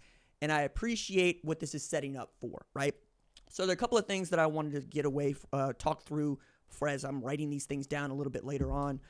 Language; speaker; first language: English; native; English